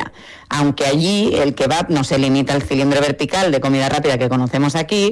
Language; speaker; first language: Spanish; native; Spanish